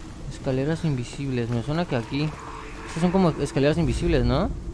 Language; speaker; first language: Spanish; native; Spanish